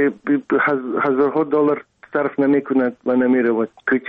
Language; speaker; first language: Persian; non-native, local second language; Russian